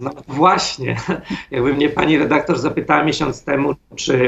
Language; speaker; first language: Polish; native; Polish